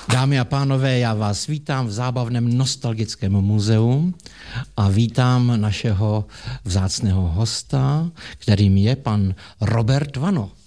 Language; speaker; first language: Czech; native; Czech